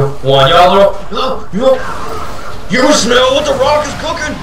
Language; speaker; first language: English; native; English